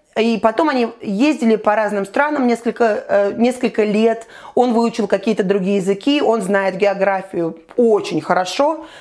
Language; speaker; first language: Russian; native; Russian